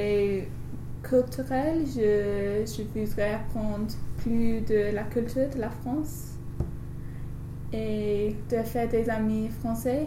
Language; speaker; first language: French; non-native, learner; English